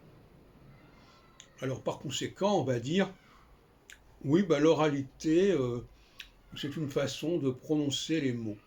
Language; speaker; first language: French; native; French